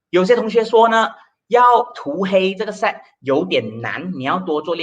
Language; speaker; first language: Chinese; native; Chinese